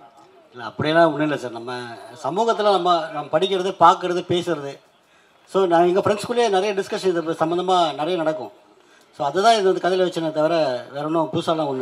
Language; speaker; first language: Tamil; native; Tamil